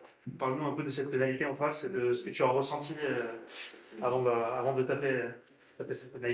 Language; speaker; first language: French; native; French